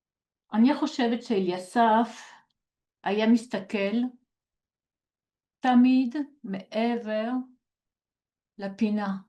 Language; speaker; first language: Hebrew; non-native, fluent; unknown